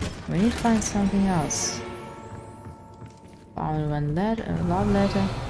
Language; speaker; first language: English; non-native, learner; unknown